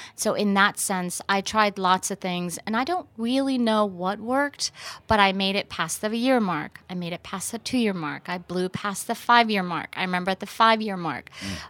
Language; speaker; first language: English; early bilingual, other home language; Persian